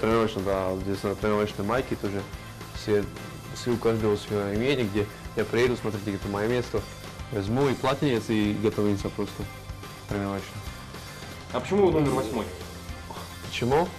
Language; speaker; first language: Russian; non-native, learner; Slovak